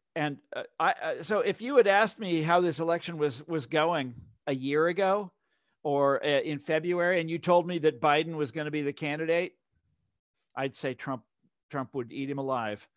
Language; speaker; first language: English; native; English